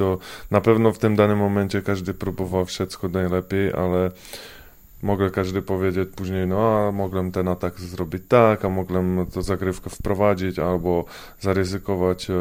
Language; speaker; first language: Polish; non-native, fluent; Czech